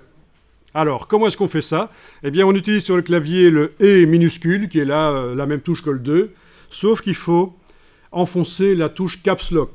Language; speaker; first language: French; native; French